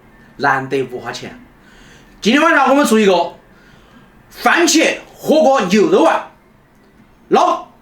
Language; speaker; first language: Chinese; native; Chinese